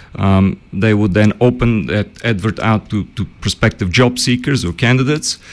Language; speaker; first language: English; early bilingual, other home language; Bulgarian